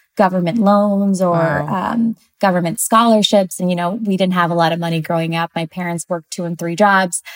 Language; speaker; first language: English; early bilingual, other home language; Spanish